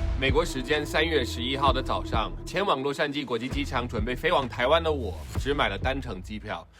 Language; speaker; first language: Chinese; non-native, fluent; English